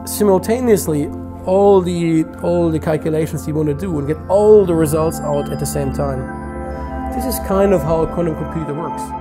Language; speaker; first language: English; non-native, fluent; German